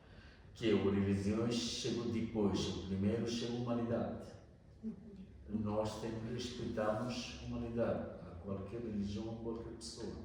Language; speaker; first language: Portuguese; non-native, learner; Bangla